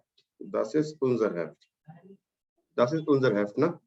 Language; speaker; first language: German; non-native, fluent; Hindi